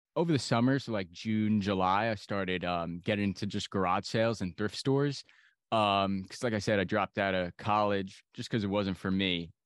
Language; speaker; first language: English; native; English